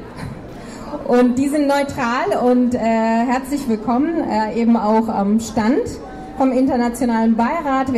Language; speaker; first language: German; non-native, fluent; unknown